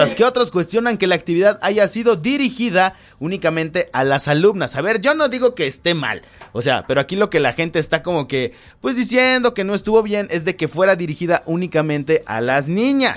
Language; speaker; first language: Spanish; native; Spanish